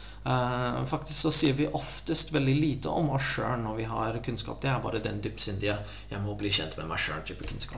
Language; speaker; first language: Norwegian; non-native, fluent; English